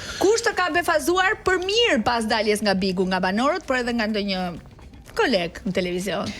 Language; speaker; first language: Albanian; native; Albanian